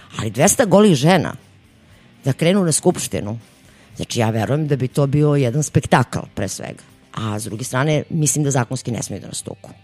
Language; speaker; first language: Serbian; native; Serbian